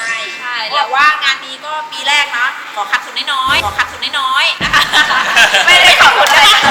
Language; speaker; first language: Thai; native; Thai